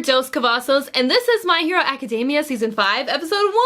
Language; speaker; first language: English; native; English